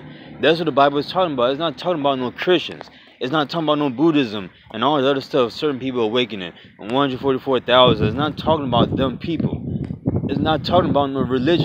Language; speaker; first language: English; native; English